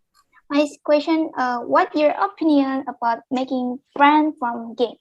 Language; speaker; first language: English; non-native, learner; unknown